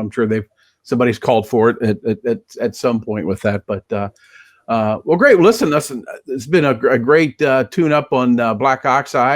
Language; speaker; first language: English; native; English